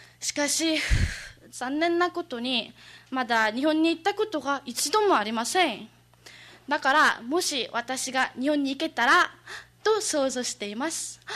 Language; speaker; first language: Japanese; non-native, learner; English